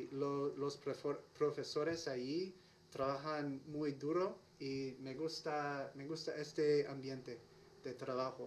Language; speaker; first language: Spanish; non-native, learner; English